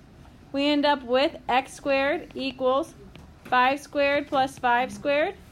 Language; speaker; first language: English; native; English